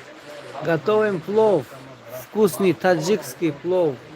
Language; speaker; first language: Russian; non-native, fluent; Tajik